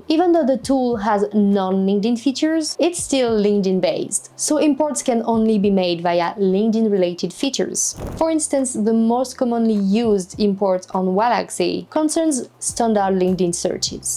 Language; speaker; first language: English; non-native, fluent; French